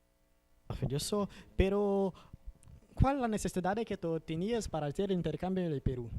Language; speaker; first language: Spanish; non-native, learner; Portuguese